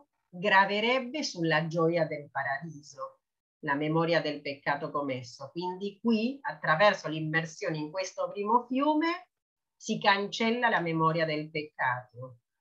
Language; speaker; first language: Italian; non-native, fluent; Spanish